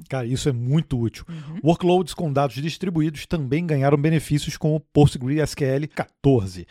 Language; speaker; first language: Portuguese; native; Portuguese